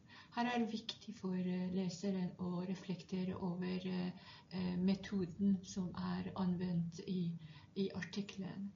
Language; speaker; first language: Norwegian; non-native, fluent; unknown